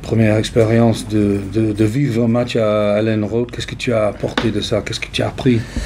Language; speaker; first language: French; non-native, fluent; English